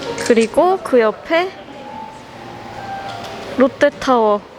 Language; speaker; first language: Korean; native; Korean